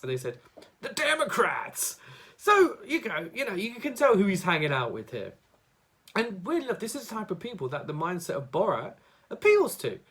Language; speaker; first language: English; native; English